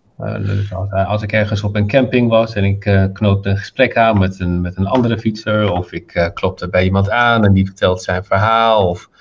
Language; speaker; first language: Dutch; non-native, fluent; Arabic